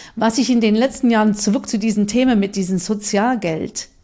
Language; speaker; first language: German; non-native, fluent; English